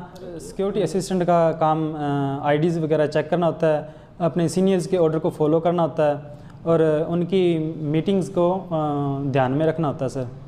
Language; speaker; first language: Hindi; non-native, local second language; Punjabi